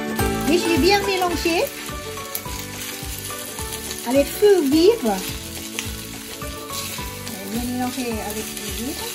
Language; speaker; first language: French; non-native, learner; Thai